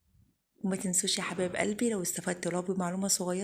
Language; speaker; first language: Arabic; native; Arabic